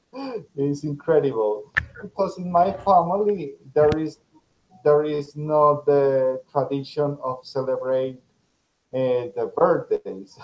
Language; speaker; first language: English; non-native, fluent; Spanish